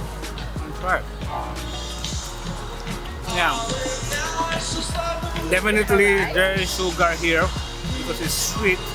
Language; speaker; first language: English; non-native, local second language; Filipino